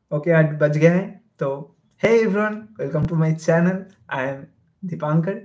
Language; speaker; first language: Hindi; non-native, local second language; Bangla